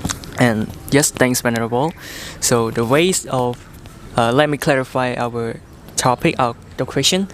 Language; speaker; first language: English; non-native, fluent; Khmer